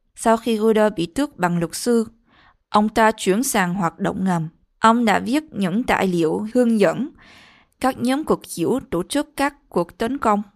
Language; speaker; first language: Vietnamese; early bilingual, heritage; Vietnamese